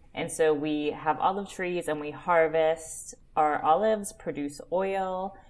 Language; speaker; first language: English; native; English